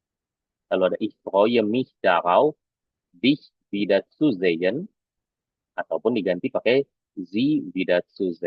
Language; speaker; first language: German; non-native, fluent; Indonesian